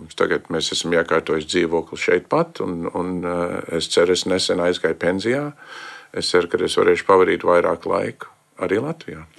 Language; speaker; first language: Latvian; early bilingual, heritage; Latvian